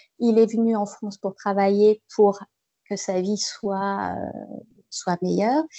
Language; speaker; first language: French; native; French